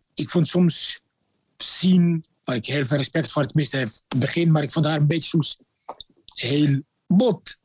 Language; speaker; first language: Dutch; non-native, fluent; Arabic